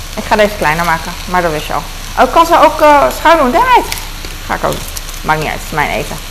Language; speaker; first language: Dutch; early bilingual, other home language; Cantonese